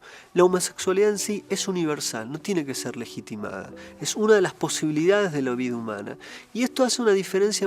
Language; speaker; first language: Spanish; native; Spanish